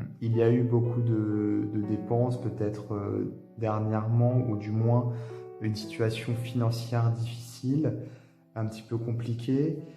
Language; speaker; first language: French; native; French